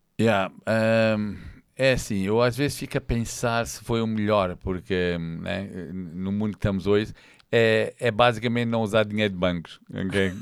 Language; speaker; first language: Portuguese; non-native, fluent; English